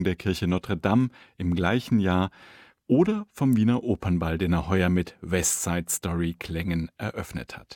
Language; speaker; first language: German; native; German